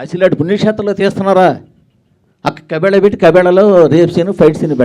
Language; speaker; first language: Telugu; native; Telugu